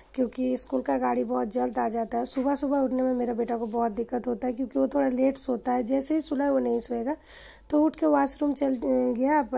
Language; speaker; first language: Hindi; non-native, local second language; Bangla